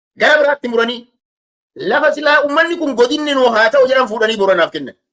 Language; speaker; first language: Oromo; native; Oromo